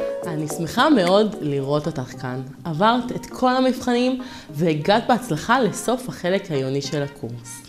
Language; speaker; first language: Hebrew; native; Hebrew